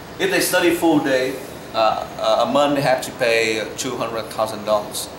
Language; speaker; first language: English; non-native, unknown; Vietnamese